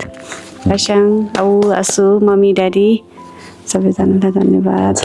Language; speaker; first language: Nepali; non-native, local second language; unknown